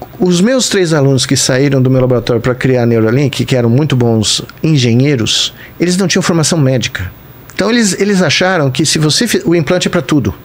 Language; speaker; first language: Portuguese; native; Portuguese